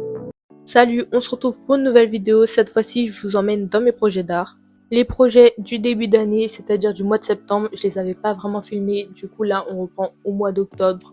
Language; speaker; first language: French; native; French